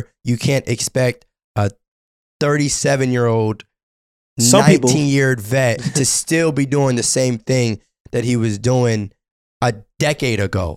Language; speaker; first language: English; native; English